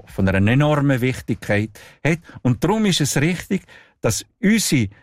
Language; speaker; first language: German; non-native, local second language; Italian